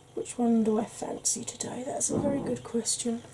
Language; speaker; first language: English; native; English